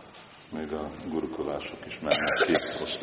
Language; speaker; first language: Hungarian; non-native, fluent; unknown